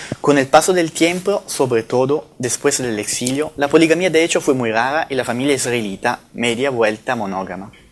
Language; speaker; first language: Spanish; non-native, fluent; Italian